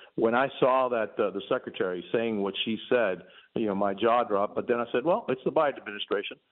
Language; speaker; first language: English; early bilingual, other home language; Spanish